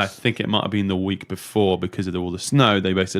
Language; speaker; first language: English; native; English